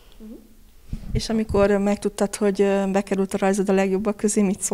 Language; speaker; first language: Hungarian; native; Hungarian